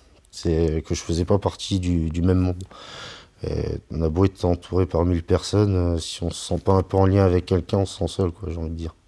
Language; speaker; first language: French; native; French